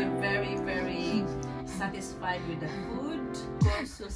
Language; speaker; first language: English; non-native, learner; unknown